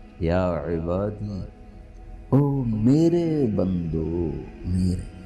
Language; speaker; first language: Urdu; non-native, local second language; Punjabi